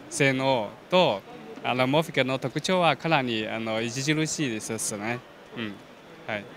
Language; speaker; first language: Japanese; non-native, fluent; Chinese